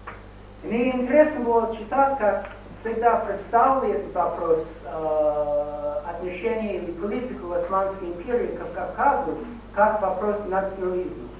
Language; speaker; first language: Russian; non-native, fluent; English